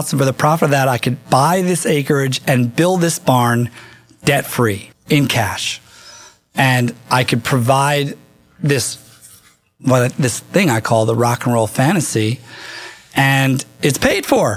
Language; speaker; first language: English; native; English